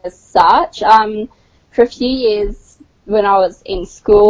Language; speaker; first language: English; native; English